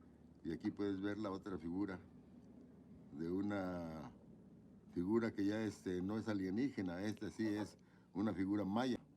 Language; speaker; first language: Spanish; native; Spanish